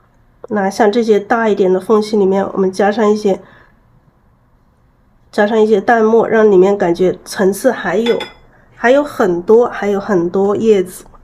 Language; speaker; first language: Chinese; native; Chinese